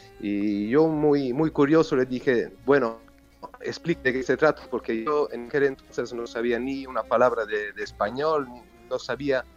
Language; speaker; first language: Spanish; non-native, fluent; Italian